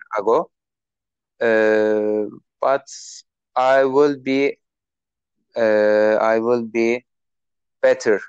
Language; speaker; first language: English; non-native, learner; Turkish